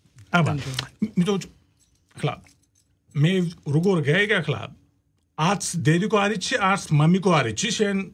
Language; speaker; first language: Georgian; non-native, learner; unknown